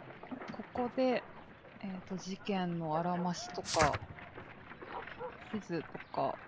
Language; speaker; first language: Japanese; native; Japanese